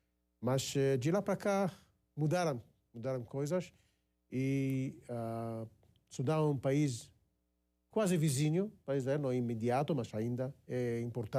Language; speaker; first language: Portuguese; non-native, fluent; Hebrew